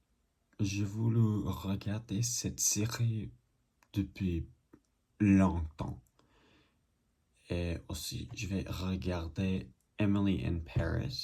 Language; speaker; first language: French; non-native, learner; English